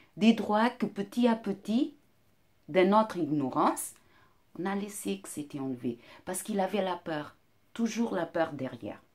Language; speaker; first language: French; non-native, fluent; Portuguese